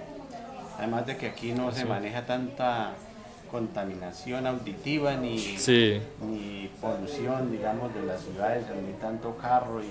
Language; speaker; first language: Spanish; native; Spanish